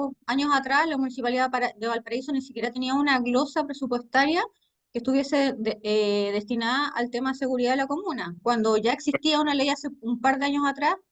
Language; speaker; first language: Spanish; native; Spanish